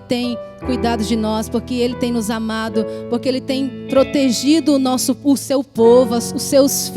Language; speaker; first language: Portuguese; native; Portuguese